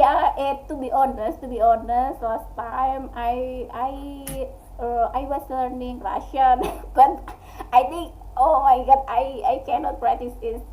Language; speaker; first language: English; non-native, learner; Indonesian